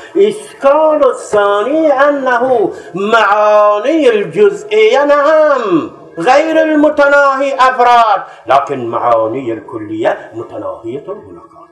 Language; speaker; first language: Arabic; non-native, fluent; Persian